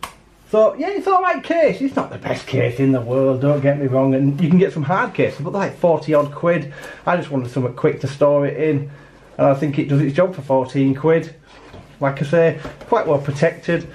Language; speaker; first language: English; native; English